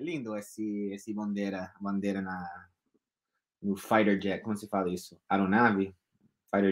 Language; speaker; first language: Portuguese; non-native, fluent; English